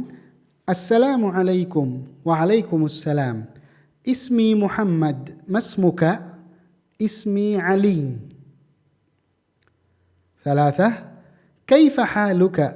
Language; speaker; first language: Arabic; non-native, fluent; Indonesian